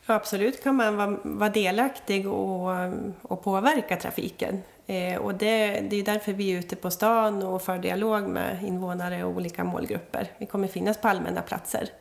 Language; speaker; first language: Swedish; native; Swedish